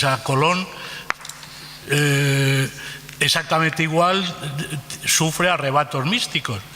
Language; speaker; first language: Spanish; native; Spanish